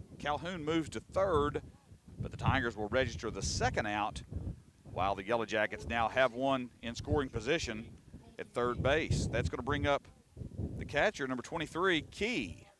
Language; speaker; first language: English; native; English